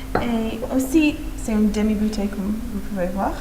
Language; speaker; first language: French; non-native, fluent; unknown